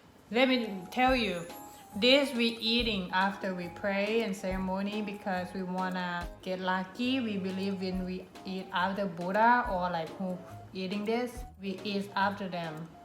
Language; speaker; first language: English; non-native, learner; Thai